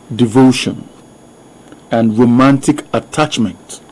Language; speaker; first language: English; non-native, local second language; Yoruba